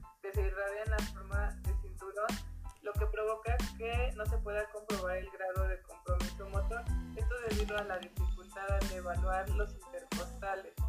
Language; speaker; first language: Spanish; native; Spanish